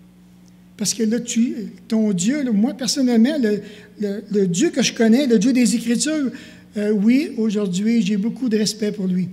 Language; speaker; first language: French; native; French